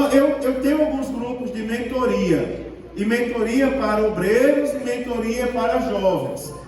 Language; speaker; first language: Portuguese; native; Portuguese